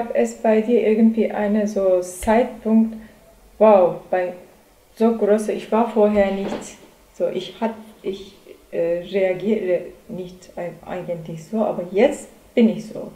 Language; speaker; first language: German; non-native, learner; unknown